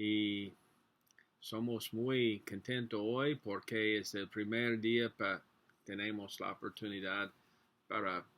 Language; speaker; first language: Spanish; non-native, learner; English